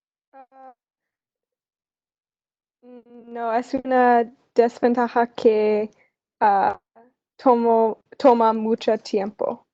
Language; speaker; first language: Spanish; non-native, learner; English